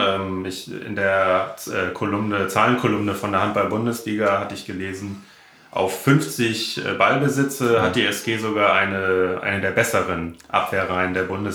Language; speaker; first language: German; native; German